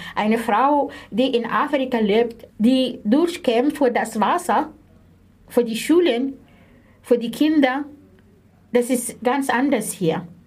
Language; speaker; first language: German; non-native, fluent; Arabic